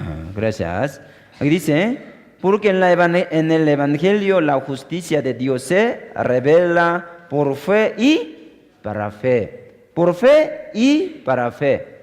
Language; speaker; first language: Spanish; non-native, fluent; Korean